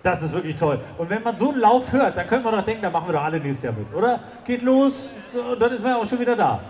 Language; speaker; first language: German; native; German